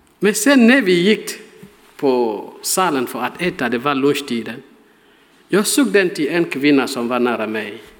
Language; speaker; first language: Swedish; non-native, learner; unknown